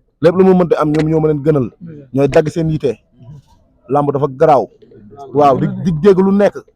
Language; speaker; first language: Wolof; non-native, local second language; Fula